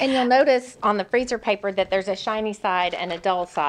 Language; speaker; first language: English; native; English